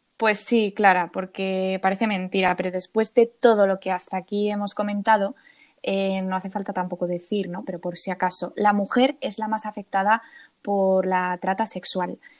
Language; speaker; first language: Spanish; native; Spanish